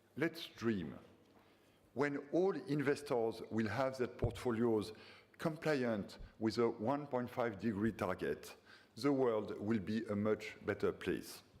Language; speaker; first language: English; non-native, fluent; French